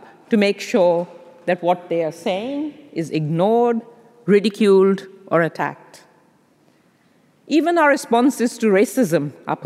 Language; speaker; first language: English; non-native, local second language; Urdu